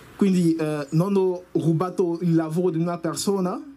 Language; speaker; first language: Italian; non-native, learner; French